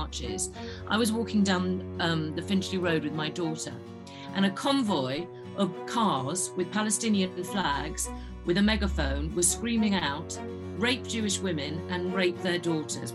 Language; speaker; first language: English; native; English